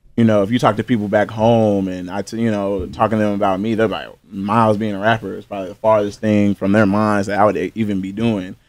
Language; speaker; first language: English; native; English